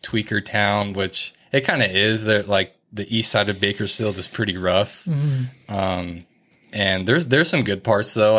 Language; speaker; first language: English; native; English